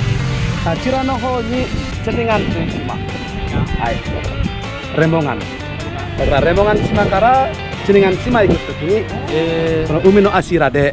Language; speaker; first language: Japanese; non-native, local second language; Indonesian